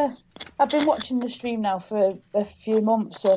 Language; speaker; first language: English; native; English